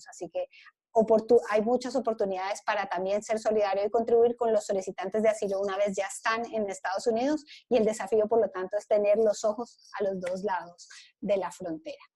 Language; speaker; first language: Spanish; native; Spanish